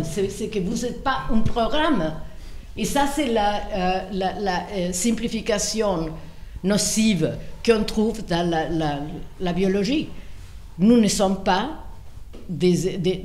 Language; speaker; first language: French; non-native, fluent; Spanish